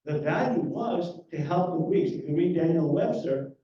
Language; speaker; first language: English; non-native, fluent; Greek